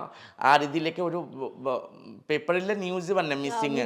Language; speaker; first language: Malayalam; non-native, fluent; Assamese